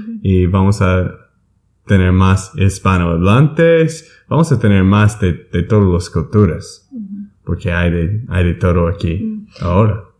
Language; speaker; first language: Spanish; non-native, learner; English